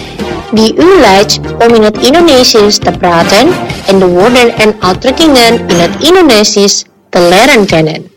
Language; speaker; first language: Dutch; non-native, learner; Indonesian